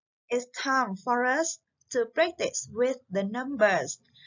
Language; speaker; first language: English; non-native, fluent; Vietnamese